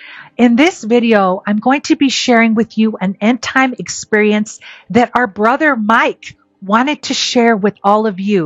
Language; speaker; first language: English; native; English